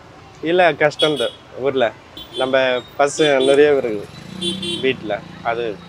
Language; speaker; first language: Tamil; non-native, learner; Hindi